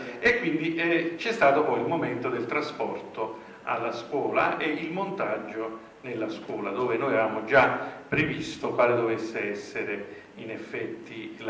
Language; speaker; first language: Italian; native; Italian